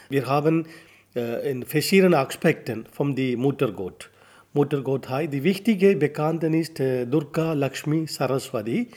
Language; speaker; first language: German; non-native, learner; Tamil